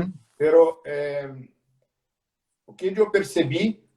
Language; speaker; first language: Spanish; non-native, learner; Portuguese